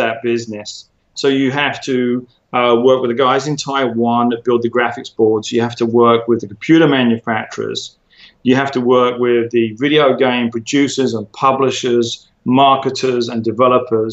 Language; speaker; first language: English; native; English